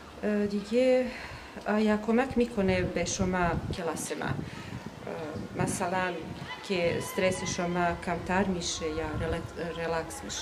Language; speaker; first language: Persian; non-native, learner; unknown